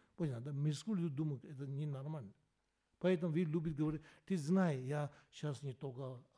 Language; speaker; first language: Russian; non-native, learner; Tibetan